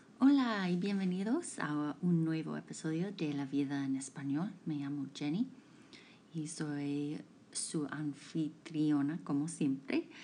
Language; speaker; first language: Spanish; non-native, fluent; English